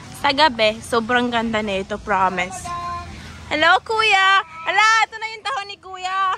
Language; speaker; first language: Filipino; non-native, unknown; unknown